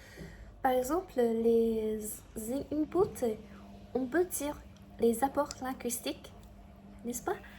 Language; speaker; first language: French; non-native, learner; Chinese